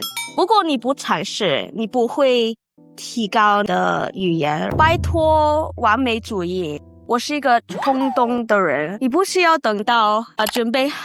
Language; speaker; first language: Chinese; non-native, learner; English